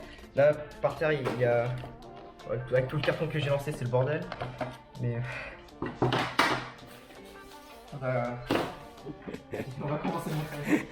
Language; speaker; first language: French; native; French